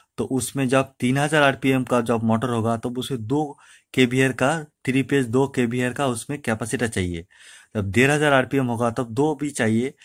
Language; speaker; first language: Hindi; non-native, local second language; Bangla